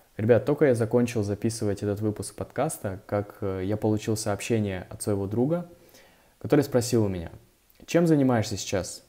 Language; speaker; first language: Russian; native; Russian